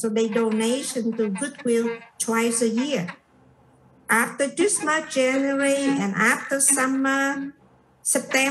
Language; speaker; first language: English; non-native, fluent; Vietnamese